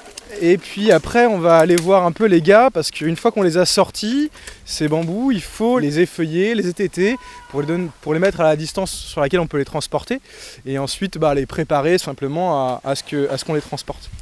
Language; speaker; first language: French; native; French